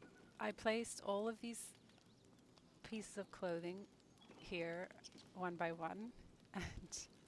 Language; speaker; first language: English; native; English